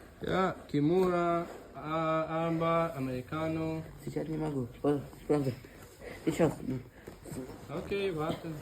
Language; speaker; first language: German; non-native, learner; Ukrainian